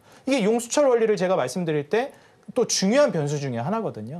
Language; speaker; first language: Korean; native; Korean